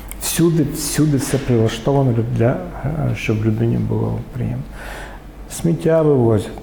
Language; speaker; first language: Ukrainian; native; Ukrainian